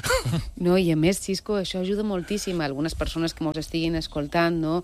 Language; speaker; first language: Catalan; native; Catalan